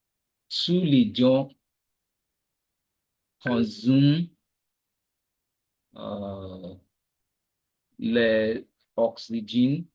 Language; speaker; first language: French; non-native, learner; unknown